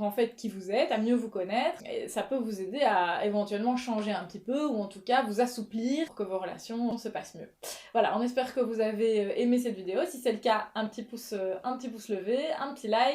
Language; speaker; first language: French; native; French